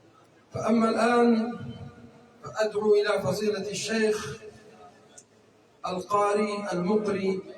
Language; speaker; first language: Arabic; non-native, fluent; Urdu